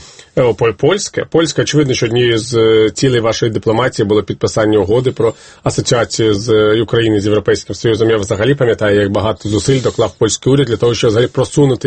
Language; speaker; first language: Ukrainian; native; Ukrainian